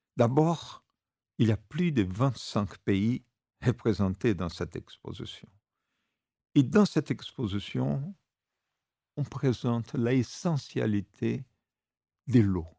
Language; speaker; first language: French; non-native, fluent; Portuguese